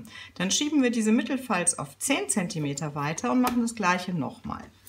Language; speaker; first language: German; native; German